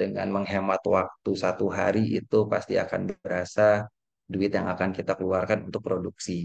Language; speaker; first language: Indonesian; native; Indonesian